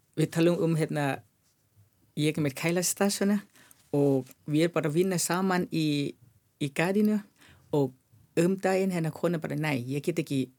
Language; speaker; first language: Icelandic; non-native, learner; Thai